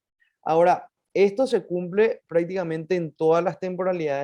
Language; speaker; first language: Spanish; native; Spanish